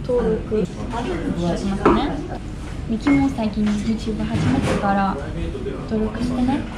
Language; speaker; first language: Japanese; non-native, learner; German